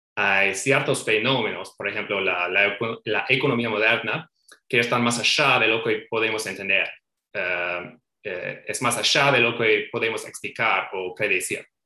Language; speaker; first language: Spanish; non-native, fluent; English